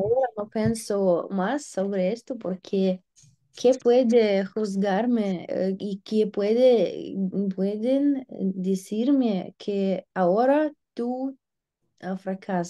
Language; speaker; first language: Spanish; non-native, learner; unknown